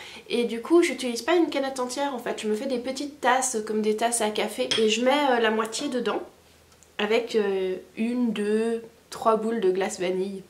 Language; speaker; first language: French; native; French